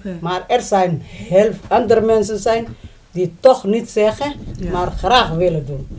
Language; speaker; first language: Dutch; non-native, learner; Somali